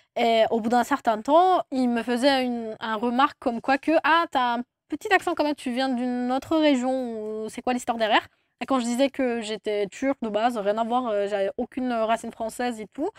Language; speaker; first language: French; non-native, fluent; Turkish